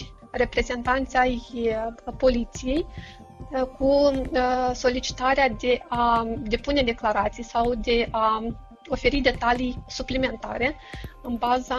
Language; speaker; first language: Romanian; native; Romanian